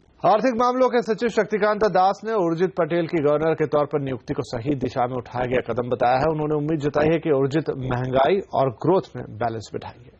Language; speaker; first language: Hindi; native; Hindi